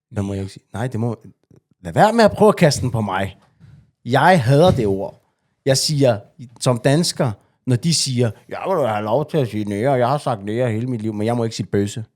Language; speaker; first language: Danish; native; Danish